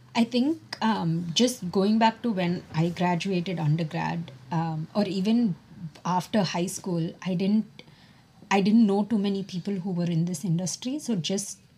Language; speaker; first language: English; non-native, local second language; Tamil